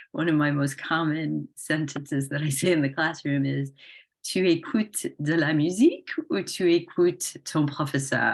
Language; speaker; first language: French; non-native, fluent; English